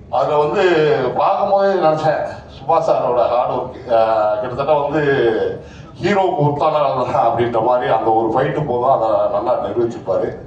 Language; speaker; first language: Tamil; native; Tamil